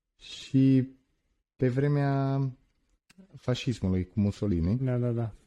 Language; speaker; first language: Romanian; early bilingual, heritage; Romanian